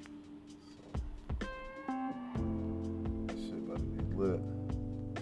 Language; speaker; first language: English; native; English